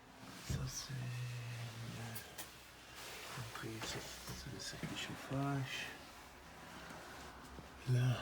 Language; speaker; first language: French; non-native, fluent; Dutch